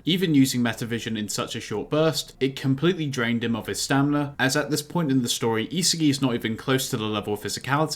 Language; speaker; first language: English; native; English